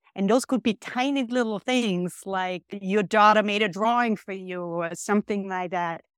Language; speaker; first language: English; non-native, fluent; German